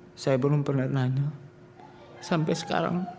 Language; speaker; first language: Indonesian; non-native, local second language; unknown